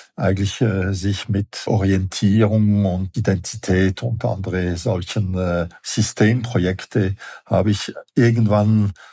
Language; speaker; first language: German; non-native, fluent; French